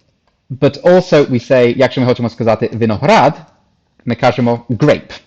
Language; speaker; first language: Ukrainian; non-native, fluent; English